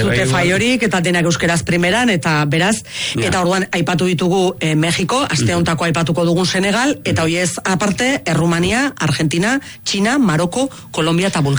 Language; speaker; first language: Basque; native; Basque